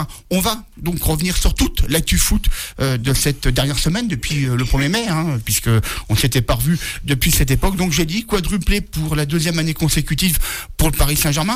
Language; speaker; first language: French; native; French